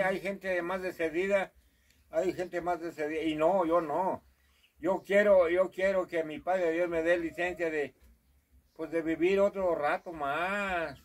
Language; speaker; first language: Spanish; native; Spanish